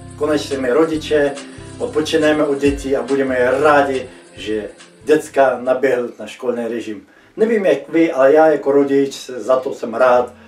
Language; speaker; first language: Czech; non-native, fluent; Russian